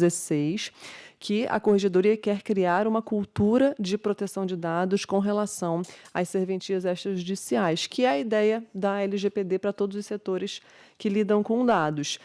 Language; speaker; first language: Portuguese; native; Portuguese